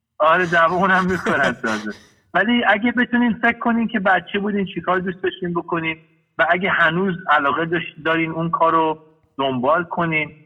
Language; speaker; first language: Persian; early bilingual, heritage; Persian